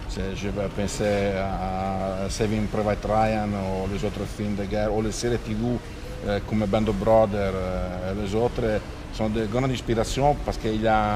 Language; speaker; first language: French; non-native, fluent; Italian